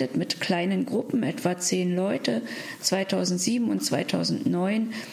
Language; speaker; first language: German; native; German